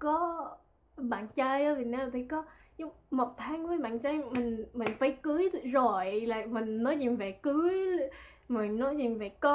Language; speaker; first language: Vietnamese; non-native, learner; French